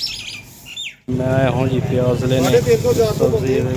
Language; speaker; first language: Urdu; non-native, local second language; Punjabi